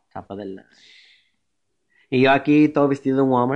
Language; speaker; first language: Spanish; early bilingual, heritage; Spanish